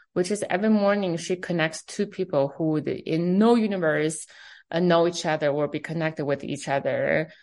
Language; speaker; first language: English; non-native, fluent; Chinese